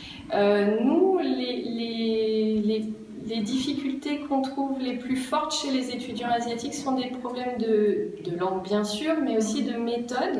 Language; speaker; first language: French; native; French